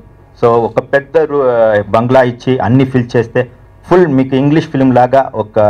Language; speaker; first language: Telugu; non-native, learner; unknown